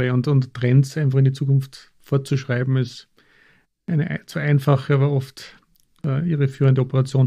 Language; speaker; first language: German; native; German